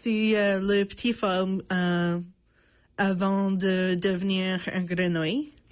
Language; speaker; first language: French; non-native, local second language; English